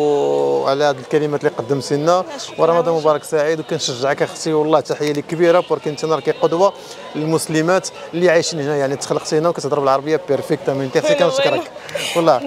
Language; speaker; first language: Arabic; native; Arabic